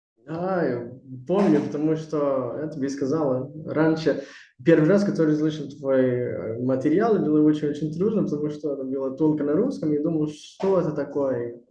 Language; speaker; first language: Russian; non-native, learner; Portuguese